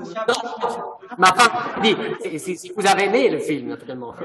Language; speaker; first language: French; non-native, fluent; Italian